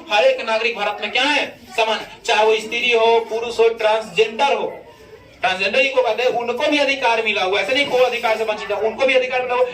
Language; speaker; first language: Hindi; native; Hindi